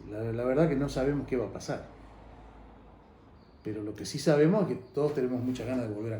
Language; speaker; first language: Spanish; native; Spanish